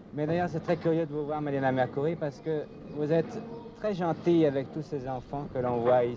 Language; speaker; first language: French; native; French